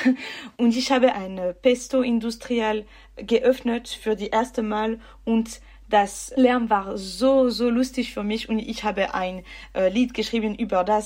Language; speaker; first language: German; non-native, local second language; French